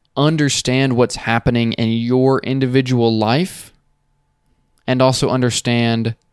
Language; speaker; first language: English; native; English